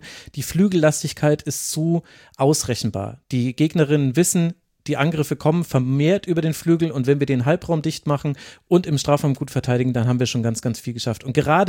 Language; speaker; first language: German; native; German